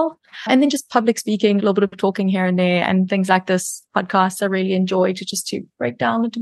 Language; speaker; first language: English; native; English